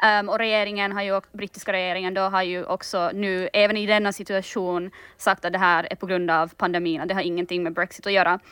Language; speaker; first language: Swedish; native; Swedish